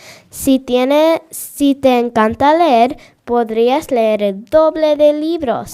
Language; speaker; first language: Spanish; non-native, learner; English